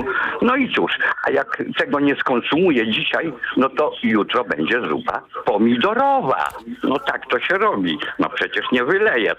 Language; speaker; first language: Polish; native; Polish